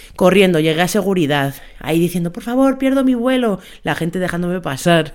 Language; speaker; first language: Spanish; native; Spanish